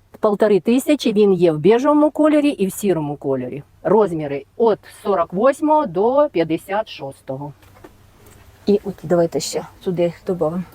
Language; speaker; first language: Ukrainian; native; Ukrainian